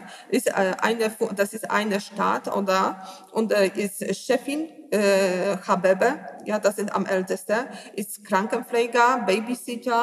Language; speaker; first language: German; non-native, learner; Polish